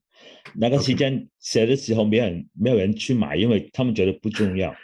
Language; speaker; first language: Chinese; non-native, local second language; Cantonese